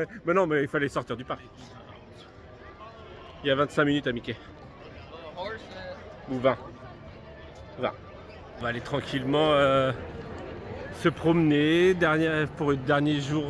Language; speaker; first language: French; native; French